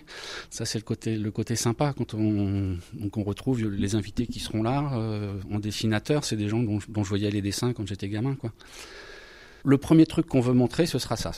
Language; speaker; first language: French; native; French